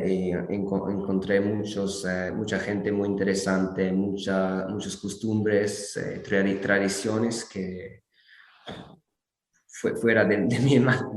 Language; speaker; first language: Spanish; non-native, learner; English